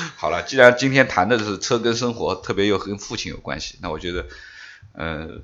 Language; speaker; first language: Chinese; native; Chinese